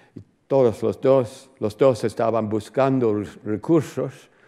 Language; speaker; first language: Spanish; non-native, fluent; English